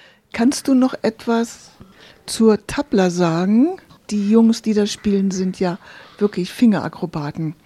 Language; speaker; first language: German; native; German